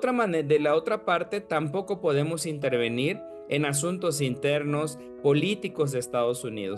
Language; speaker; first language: Spanish; native; Spanish